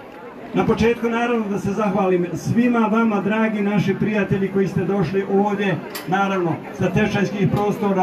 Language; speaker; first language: Bosnian; native; Bosnian